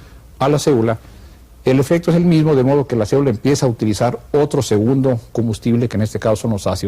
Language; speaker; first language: Spanish; native; Spanish